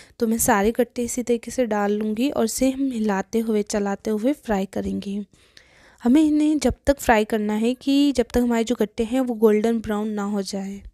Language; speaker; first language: Hindi; native; Hindi